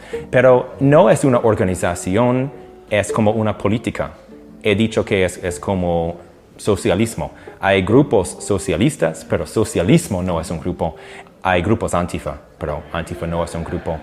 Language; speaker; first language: Spanish; non-native, fluent; English